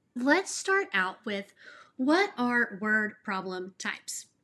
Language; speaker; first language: English; native; English